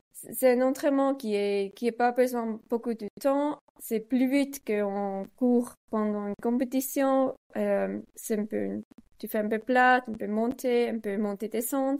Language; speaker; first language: French; non-native, learner; Swiss German